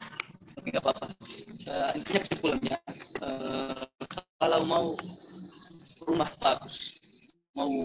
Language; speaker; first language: Indonesian; native; Indonesian